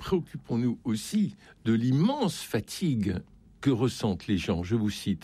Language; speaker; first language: French; native; French